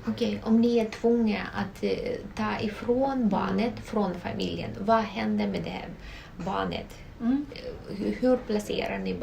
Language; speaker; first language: Swedish; non-native, local second language; Russian